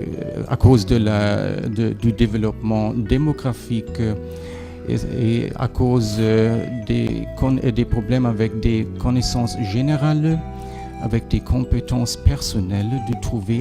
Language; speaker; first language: French; non-native, fluent; German